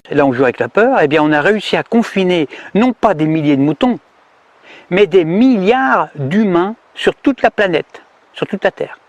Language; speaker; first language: French; native; French